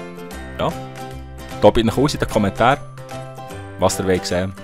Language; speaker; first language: German; native; German